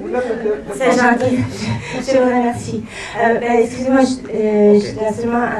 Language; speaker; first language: French; non-native, fluent; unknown